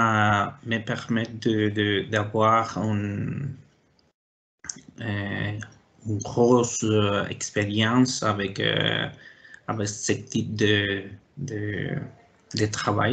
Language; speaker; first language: French; non-native, learner; Spanish